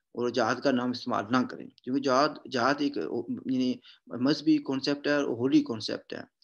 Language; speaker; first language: Urdu; non-native, local second language; Punjabi